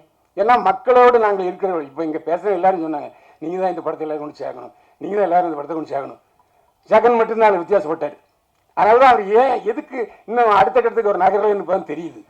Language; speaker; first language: Tamil; native; Tamil